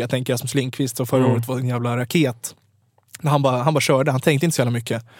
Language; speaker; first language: Swedish; native; Swedish